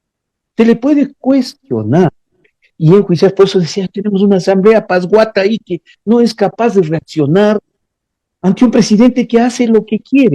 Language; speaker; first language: Spanish; native; Spanish